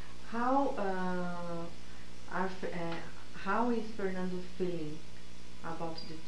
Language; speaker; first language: English; non-native, learner; Portuguese